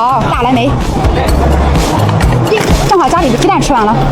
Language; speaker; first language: Chinese; native; Chinese